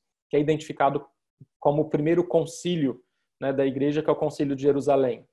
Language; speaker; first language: Portuguese; native; Portuguese